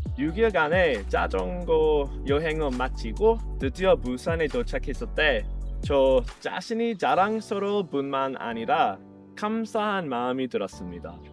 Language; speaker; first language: Korean; non-native, fluent; English